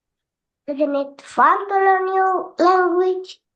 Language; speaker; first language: English; non-native, learner; Indonesian